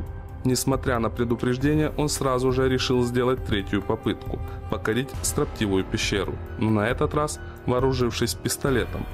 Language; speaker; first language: Russian; native; Russian